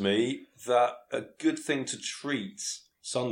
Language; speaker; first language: English; native; English